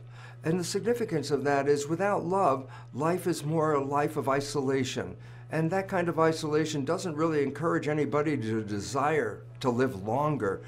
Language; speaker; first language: English; native; English